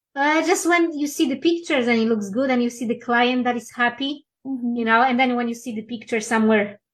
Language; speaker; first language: English; non-native, fluent; Polish